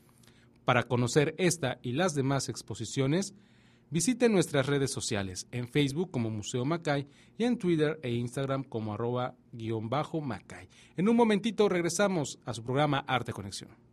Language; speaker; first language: Spanish; native; Spanish